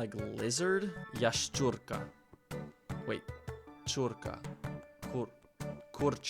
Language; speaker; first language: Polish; non-native, learner; English